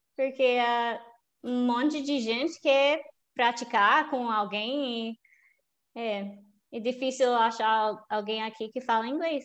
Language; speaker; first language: Portuguese; non-native, fluent; English